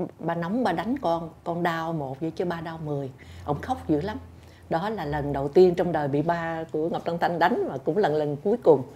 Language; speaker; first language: Vietnamese; native; Vietnamese